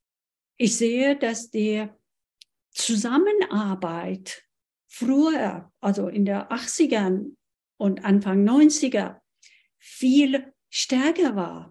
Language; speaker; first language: German; non-native, fluent; Persian